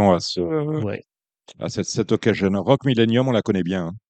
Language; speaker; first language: French; native; French